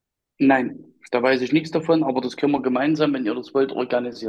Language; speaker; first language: German; native; German